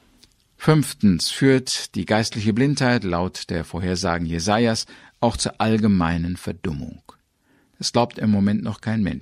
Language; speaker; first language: German; native; German